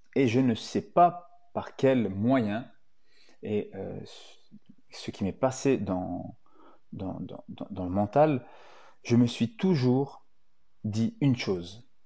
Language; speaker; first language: French; early bilingual, other home language; Italian